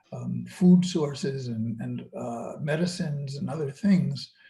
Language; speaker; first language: English; native; English